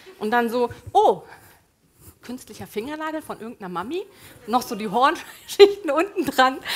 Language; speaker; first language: German; native; German